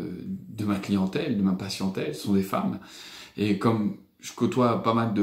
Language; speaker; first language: French; native; French